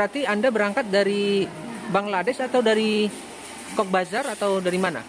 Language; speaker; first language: Indonesian; native; Indonesian